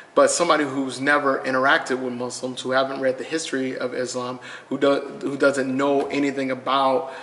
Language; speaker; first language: English; native; English